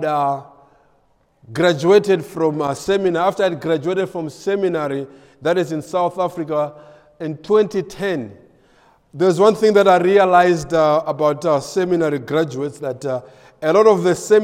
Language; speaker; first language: English; non-native, local second language; Nyanja